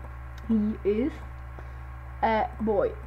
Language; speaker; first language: English; non-native, learner; Czech